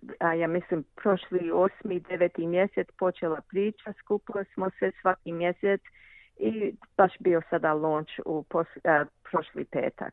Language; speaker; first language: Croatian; early bilingual, heritage; Croatian